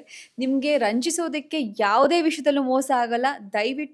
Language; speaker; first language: Kannada; native; Kannada